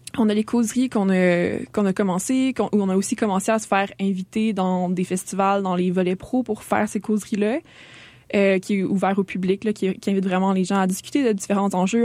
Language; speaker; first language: French; native; French